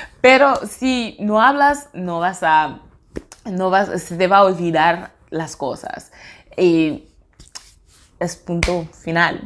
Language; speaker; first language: Spanish; non-native, fluent; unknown